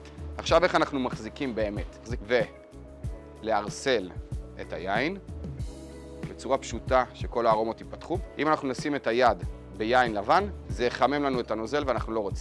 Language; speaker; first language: Hebrew; native; Hebrew